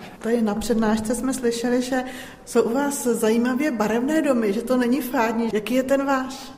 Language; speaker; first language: Czech; native; Czech